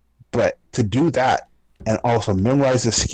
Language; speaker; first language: English; native; English